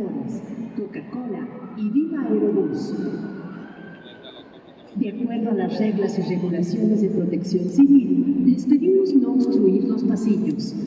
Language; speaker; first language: Spanish; native; Spanish